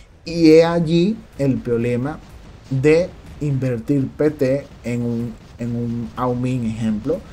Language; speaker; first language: Spanish; native; Spanish